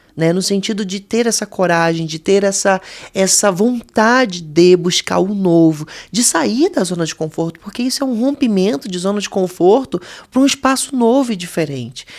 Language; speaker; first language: Portuguese; native; Portuguese